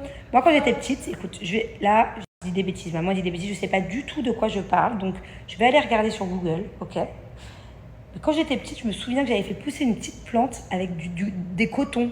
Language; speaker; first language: French; native; French